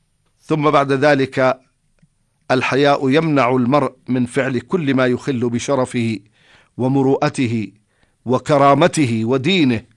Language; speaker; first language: Arabic; native; Arabic